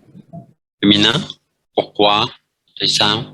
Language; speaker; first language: French; non-native, fluent; Vietnamese